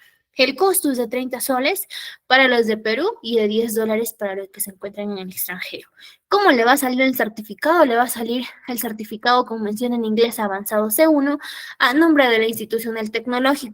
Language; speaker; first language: Spanish; native; Spanish